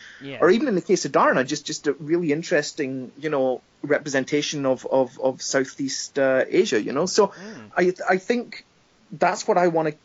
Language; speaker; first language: English; native; English